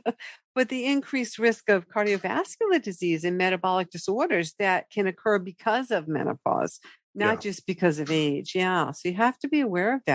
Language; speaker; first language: English; native; English